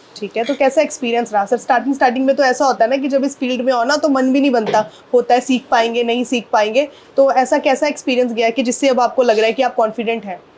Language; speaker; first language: Hindi; native; Hindi